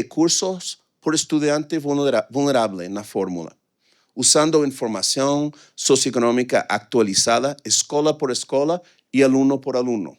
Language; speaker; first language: Portuguese; non-native, fluent; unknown